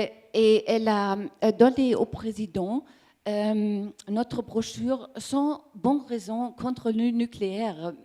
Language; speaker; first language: French; non-native, learner; German